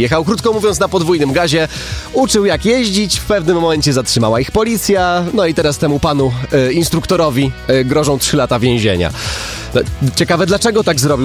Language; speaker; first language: Polish; native; Polish